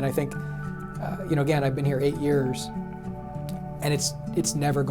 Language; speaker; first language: English; native; English